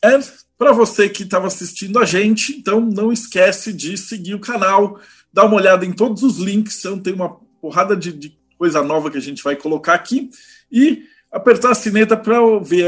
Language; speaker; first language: Portuguese; native; Portuguese